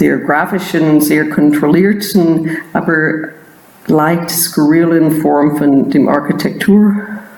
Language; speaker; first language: German; non-native, fluent; English